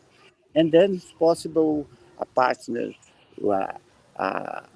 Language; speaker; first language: English; non-native, learner; Portuguese